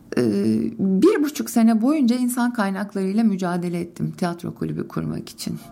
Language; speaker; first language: Turkish; native; Turkish